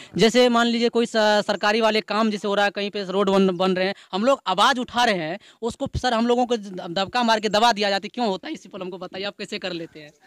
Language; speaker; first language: Hindi; native; Hindi